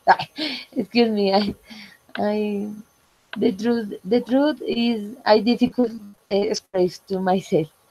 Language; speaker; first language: English; non-native, learner; Spanish